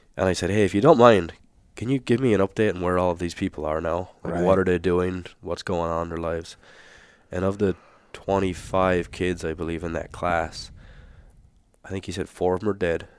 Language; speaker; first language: English; native; English